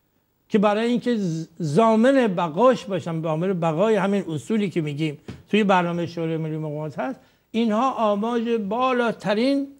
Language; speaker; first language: Persian; native; Persian